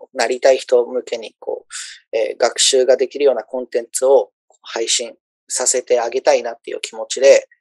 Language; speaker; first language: Japanese; early bilingual, other home language; Spanish